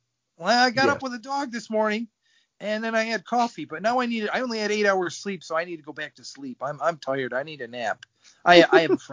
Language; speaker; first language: English; native; English